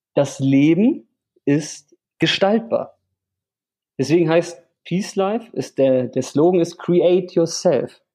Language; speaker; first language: German; native; German